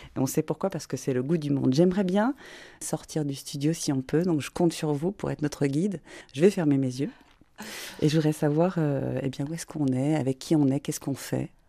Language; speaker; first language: French; native; French